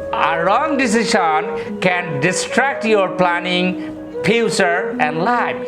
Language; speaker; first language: English; non-native, local second language; Bangla